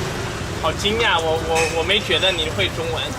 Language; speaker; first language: Chinese; non-native, fluent; English